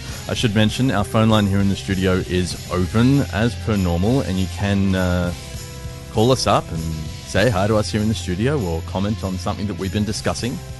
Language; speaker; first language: English; early bilingual, other home language; Greek